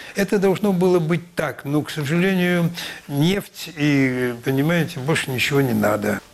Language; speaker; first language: Russian; native; Russian